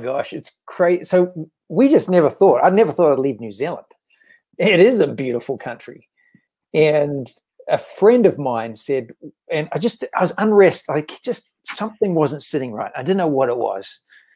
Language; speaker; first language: English; native; English